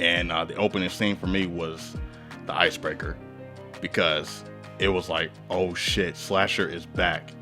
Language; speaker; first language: English; native; English